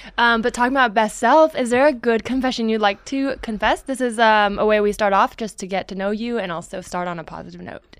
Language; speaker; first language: English; native; English